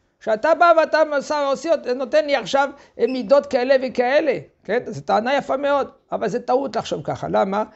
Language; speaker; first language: Hebrew; non-native, fluent; French